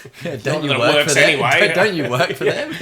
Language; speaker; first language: English; native; English